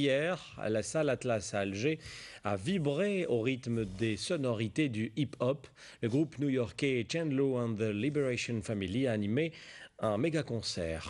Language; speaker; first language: French; non-native, local second language; Arabic